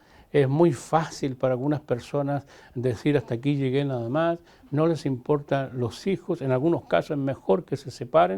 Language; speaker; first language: Spanish; native; Spanish